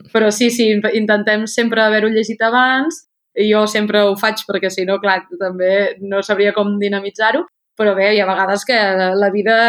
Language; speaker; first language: Catalan; native; Catalan